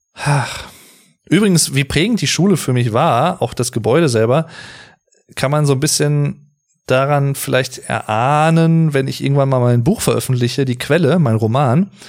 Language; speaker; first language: German; native; German